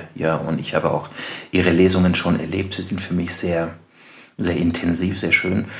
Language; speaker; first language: German; non-native, fluent; Persian